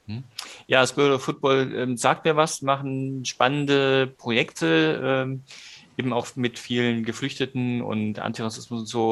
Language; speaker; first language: German; native; German